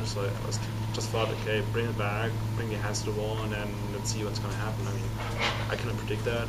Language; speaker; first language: English; non-native, fluent; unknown